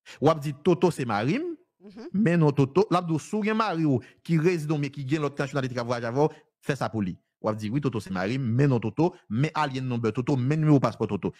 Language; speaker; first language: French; non-native, local second language; Haitian Creole